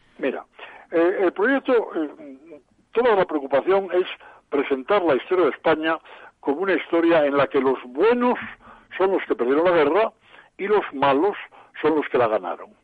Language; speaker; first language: Spanish; native; Spanish